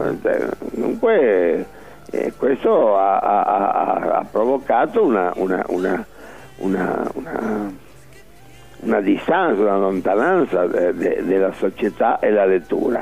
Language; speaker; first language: Italian; early bilingual, heritage; Spanish